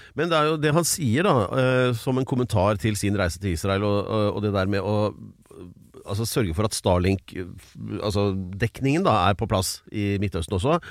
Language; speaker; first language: Norwegian; native; Norwegian